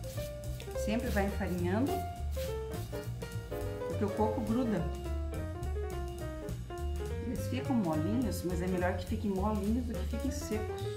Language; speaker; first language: Portuguese; native; Portuguese